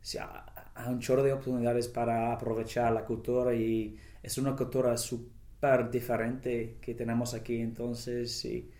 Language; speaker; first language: Spanish; non-native, fluent; English